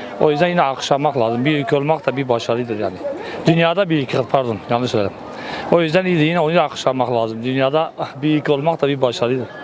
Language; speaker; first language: Turkish; non-native, local second language; Kurdish